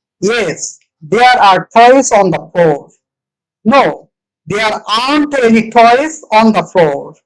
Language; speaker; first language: English; non-native, local second language; Bangla